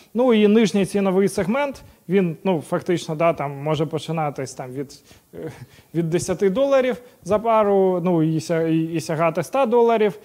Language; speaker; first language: Ukrainian; non-native, local second language; Russian